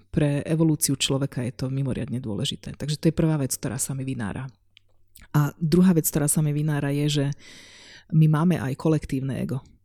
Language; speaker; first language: Slovak; non-native, local second language; Hungarian